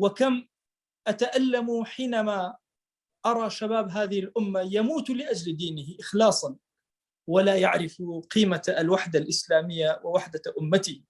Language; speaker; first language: Arabic; non-native, local second language; Kurdish